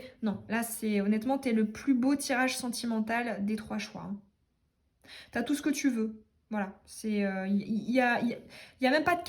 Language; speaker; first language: French; native; French